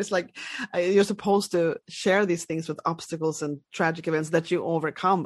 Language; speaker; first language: English; non-native, fluent; Swedish